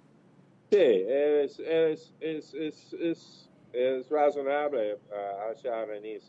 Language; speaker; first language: Portuguese; non-native, fluent; English